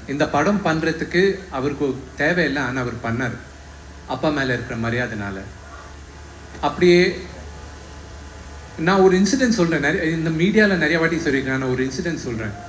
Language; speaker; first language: Tamil; non-native, local second language; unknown